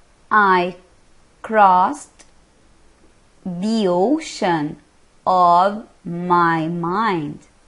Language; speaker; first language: English; non-native, fluent; Portuguese